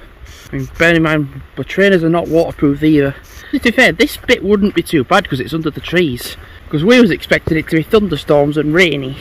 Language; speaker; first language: English; native; English